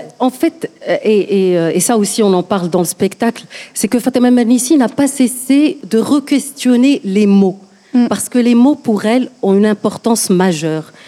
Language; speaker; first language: French; non-native, local second language; Arabic